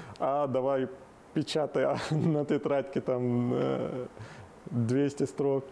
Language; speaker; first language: Russian; non-native, fluent; Arabic